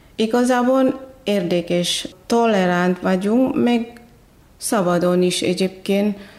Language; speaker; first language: Hungarian; non-native, fluent; Batak Toba